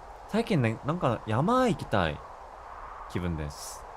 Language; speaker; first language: Japanese; non-native, fluent; Korean